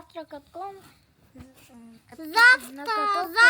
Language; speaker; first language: Russian; non-native, local second language; Yakut